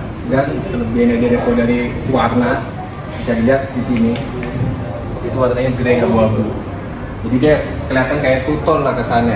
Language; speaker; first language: Indonesian; native; Indonesian